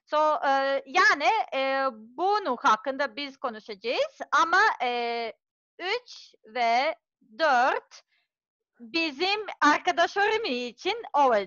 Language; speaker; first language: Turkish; non-native, learner; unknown